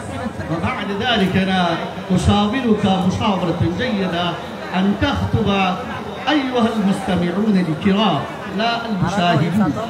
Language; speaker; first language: Arabic; non-native, fluent; Bangla